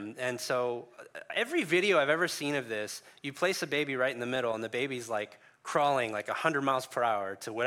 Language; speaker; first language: English; native; English